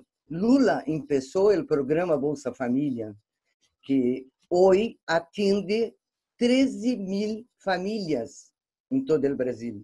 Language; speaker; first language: Spanish; non-native, fluent; Portuguese